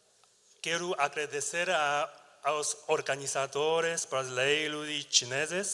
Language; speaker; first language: Portuguese; non-native, learner; Chinese